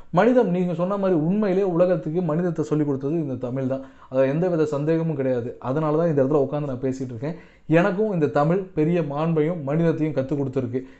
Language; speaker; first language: Tamil; non-native, local second language; Telugu